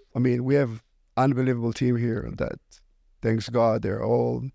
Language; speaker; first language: English; non-native, fluent; Hebrew